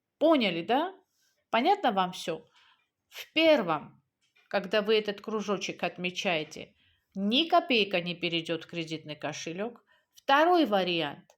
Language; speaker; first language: Russian; non-native, local second language; Georgian